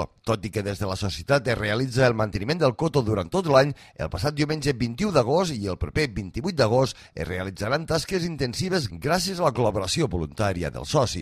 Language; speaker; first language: Catalan; native; Catalan